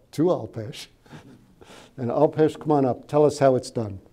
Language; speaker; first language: English; native; English